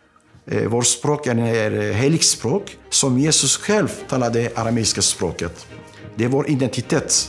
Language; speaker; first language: Swedish; non-native, fluent; Aramaic